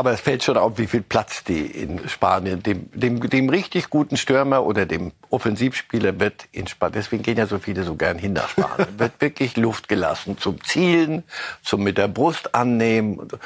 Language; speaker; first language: German; native; German